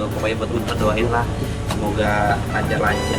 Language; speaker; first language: Indonesian; native; Indonesian